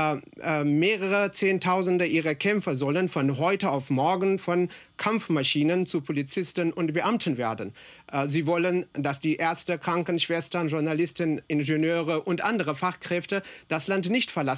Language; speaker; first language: German; non-native, fluent; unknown